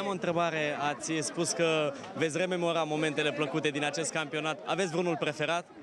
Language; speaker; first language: Romanian; native; Romanian